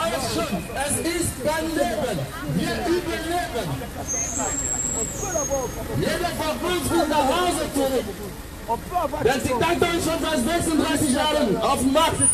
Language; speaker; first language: German; non-native, fluent; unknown